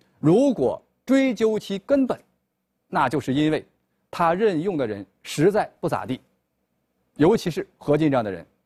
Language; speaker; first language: Chinese; native; Chinese